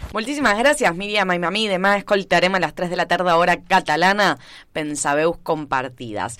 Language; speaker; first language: Spanish; non-native, local second language; Catalan